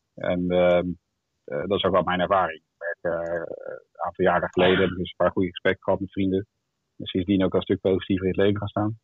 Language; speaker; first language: Dutch; native; Dutch